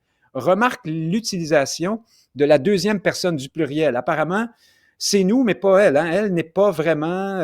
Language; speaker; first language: French; native; French